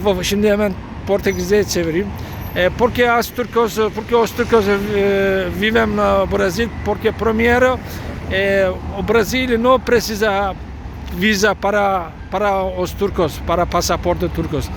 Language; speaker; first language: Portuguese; non-native, learner; Turkish